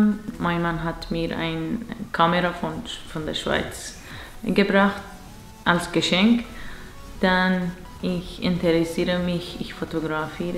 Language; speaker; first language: German; non-native, learner; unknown